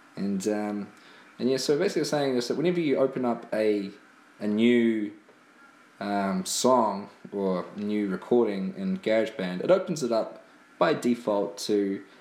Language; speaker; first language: English; native; English